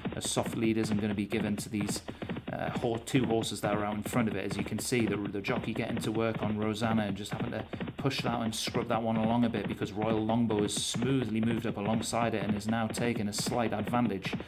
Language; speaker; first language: English; native; English